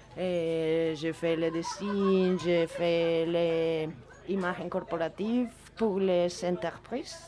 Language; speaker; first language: French; non-native, learner; Spanish